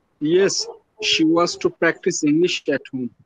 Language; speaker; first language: English; non-native, learner; Bangla